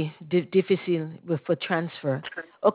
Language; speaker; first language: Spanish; non-native, learner; English